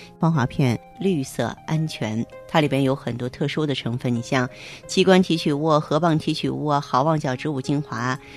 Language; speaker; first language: Chinese; native; Chinese